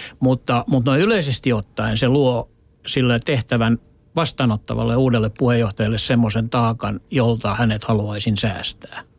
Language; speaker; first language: Finnish; native; Finnish